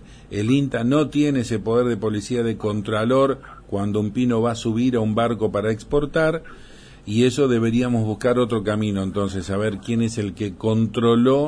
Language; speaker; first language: Spanish; native; Spanish